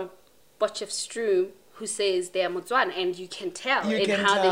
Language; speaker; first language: English; non-native, local second language; Tswana